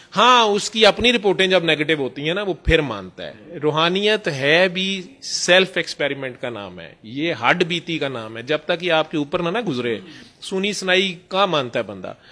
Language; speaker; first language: Urdu; non-native, local second language; Punjabi